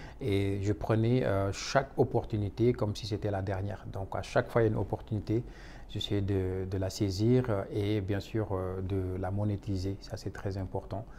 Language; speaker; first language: French; non-native, local second language; Wolof